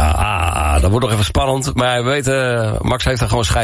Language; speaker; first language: Dutch; native; Dutch